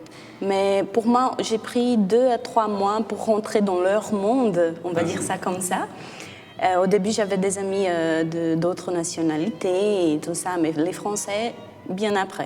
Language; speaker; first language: French; non-native, fluent; Portuguese